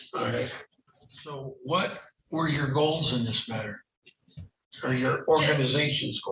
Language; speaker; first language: English; native; English